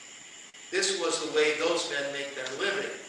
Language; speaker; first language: English; native; English